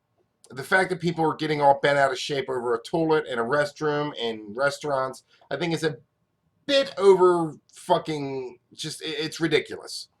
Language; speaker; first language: English; native; English